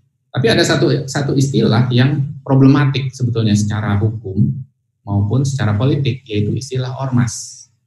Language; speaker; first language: Indonesian; native; Indonesian